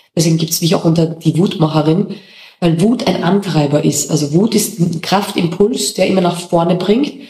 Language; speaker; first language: German; native; German